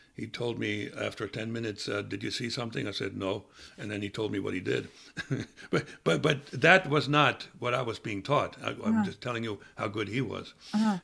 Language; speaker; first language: English; non-native, fluent; German